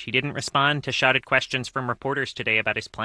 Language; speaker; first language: English; native; English